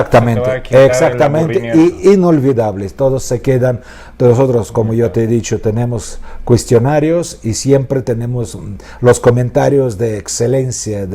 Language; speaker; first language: Spanish; non-native, fluent; Russian